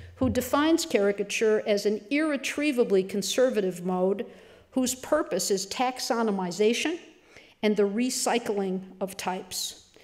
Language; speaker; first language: English; native; English